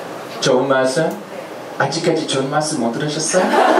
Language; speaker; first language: Korean; non-native, fluent; Hungarian